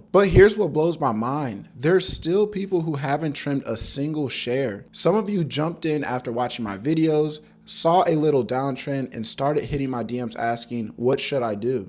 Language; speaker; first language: English; native; English